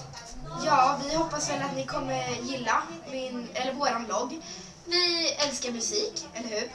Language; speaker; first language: Swedish; early bilingual, other home language; Spanish